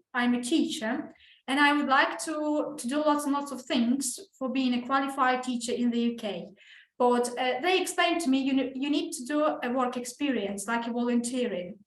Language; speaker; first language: English; non-native, fluent; Ukrainian